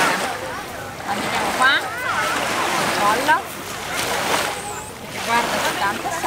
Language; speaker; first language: Italian; native; Italian